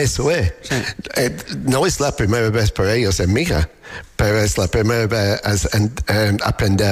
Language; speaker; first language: Spanish; non-native, learner; English